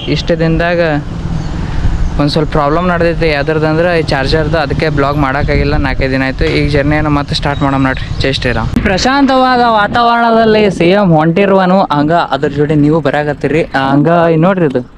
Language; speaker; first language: Kannada; native; Kannada